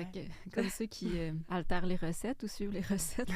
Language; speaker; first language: French; native; French